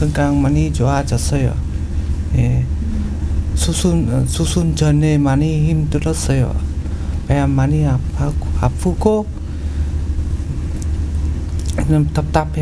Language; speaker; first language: Korean; non-native, learner; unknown